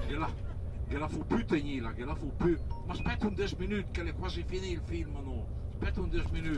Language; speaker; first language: Italian; native; Italian